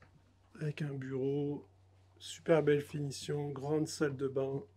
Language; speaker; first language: French; native; French